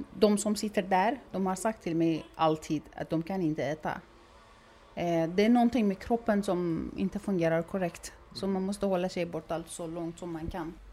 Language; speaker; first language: Swedish; non-native, fluent; Persian